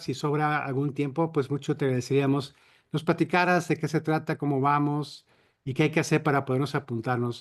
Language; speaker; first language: Spanish; native; Spanish